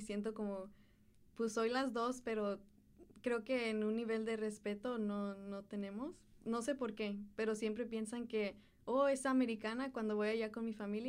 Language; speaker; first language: Spanish; early bilingual, heritage; Spanish